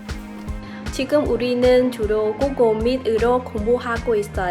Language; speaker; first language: Korean; non-native, fluent; Vietnamese